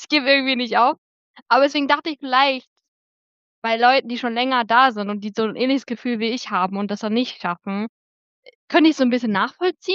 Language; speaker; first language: German; native; German